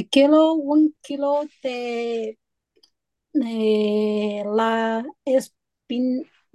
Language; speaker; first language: Spanish; non-native, learner; Chinese